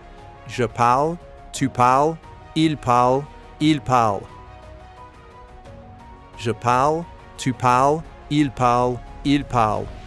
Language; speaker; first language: French; non-native, fluent; English